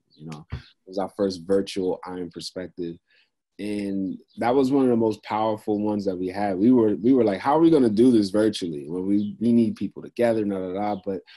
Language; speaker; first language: English; native; English